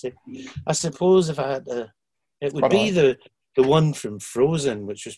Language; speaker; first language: English; native; English